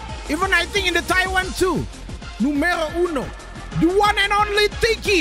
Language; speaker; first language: English; non-native, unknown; Indonesian